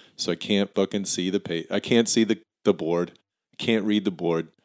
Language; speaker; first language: English; native; English